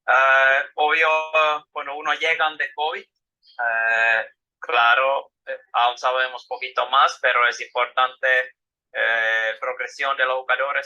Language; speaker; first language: Spanish; non-native, fluent; Finnish